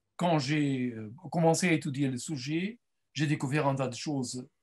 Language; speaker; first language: French; non-native, fluent; Portuguese